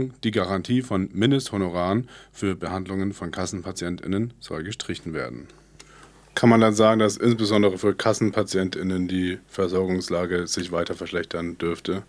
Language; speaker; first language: German; native; German